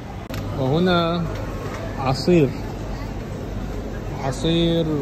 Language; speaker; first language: Arabic; non-native, fluent; Russian